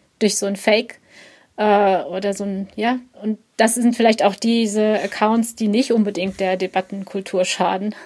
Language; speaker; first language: German; native; German